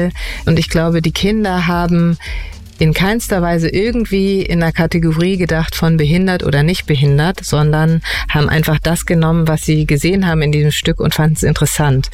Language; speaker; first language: German; native; German